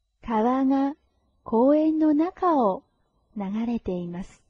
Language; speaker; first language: Japanese; non-native, fluent; Chinese